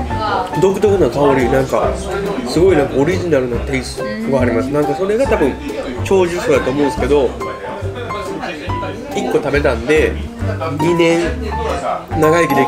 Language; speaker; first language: Japanese; native; Japanese